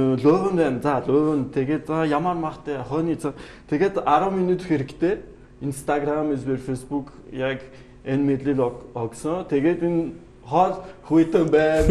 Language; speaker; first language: Mongolian; non-native, learner; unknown